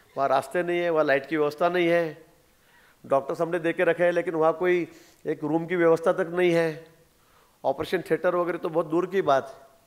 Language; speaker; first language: Hindi; non-native, local second language; Marathi